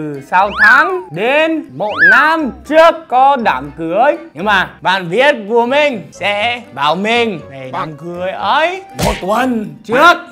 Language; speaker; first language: Vietnamese; non-native, fluent; English